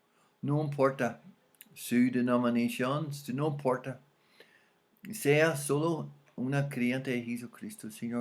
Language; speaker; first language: Spanish; non-native, fluent; English